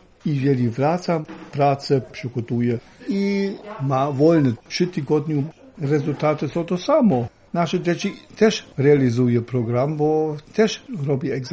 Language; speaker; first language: Polish; non-native, learner; German